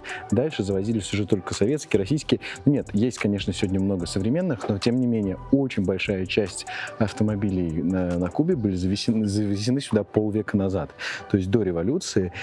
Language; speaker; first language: Russian; native; Russian